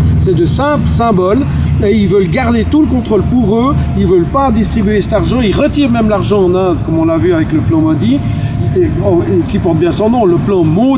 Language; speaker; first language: French; native; French